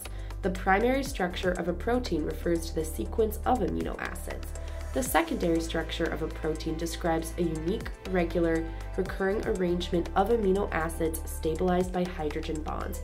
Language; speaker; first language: English; native; English